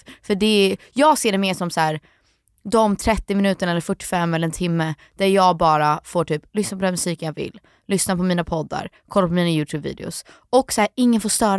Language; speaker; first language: Swedish; native; Swedish